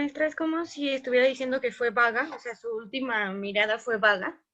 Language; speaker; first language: Spanish; native; Spanish